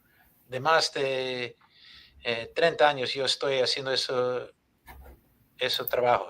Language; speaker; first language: Spanish; non-native, fluent; English